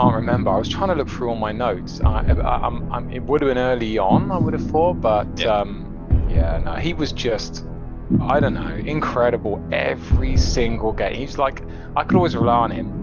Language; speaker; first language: English; native; English